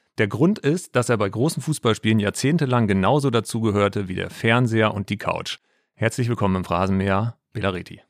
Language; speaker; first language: German; native; German